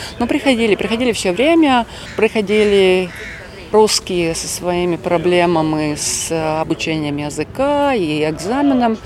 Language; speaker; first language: Russian; non-native, local second language; Latvian